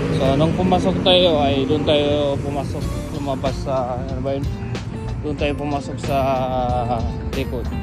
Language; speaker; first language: Filipino; non-native, local second language; Maranao